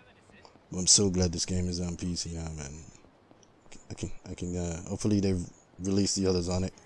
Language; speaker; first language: English; native; English